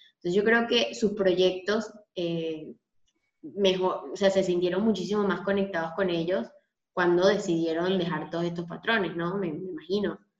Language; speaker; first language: Spanish; native; Spanish